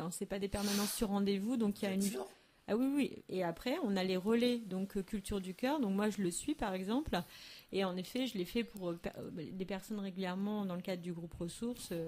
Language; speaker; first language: French; native; French